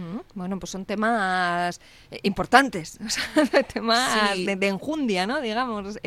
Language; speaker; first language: Spanish; native; Spanish